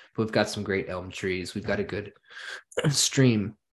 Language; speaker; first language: English; early bilingual, other home language; German